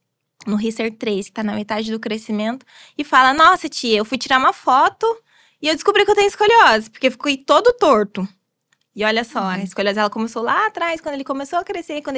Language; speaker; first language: Portuguese; native; Portuguese